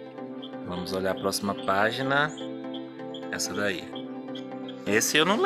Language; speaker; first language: Portuguese; native; Portuguese